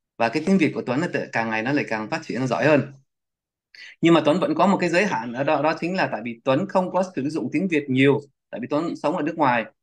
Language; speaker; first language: Vietnamese; early bilingual, heritage; Vietnamese